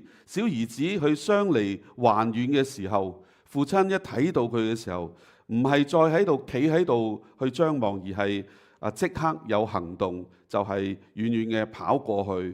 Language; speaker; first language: Chinese; native; Chinese